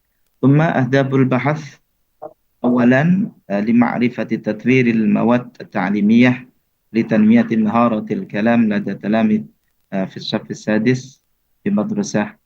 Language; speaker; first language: Arabic; non-native, fluent; Indonesian